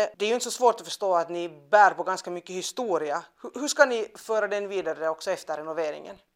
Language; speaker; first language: Swedish; native; Swedish